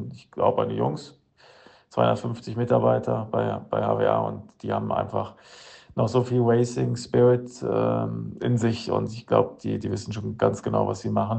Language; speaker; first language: German; native; German